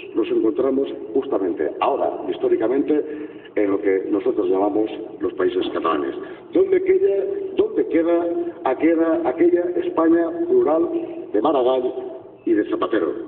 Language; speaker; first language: Spanish; non-native, local second language; Catalan